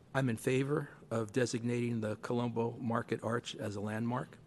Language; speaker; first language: English; native; English